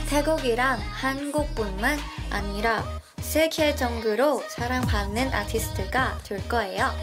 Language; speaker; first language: Korean; non-native, learner; Thai